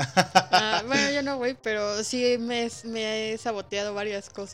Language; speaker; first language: Spanish; native; Spanish